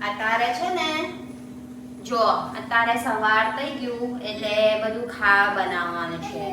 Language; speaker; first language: Gujarati; non-native, learner; Filipino